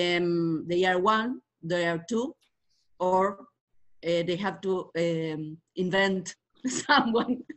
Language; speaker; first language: English; non-native, learner; Spanish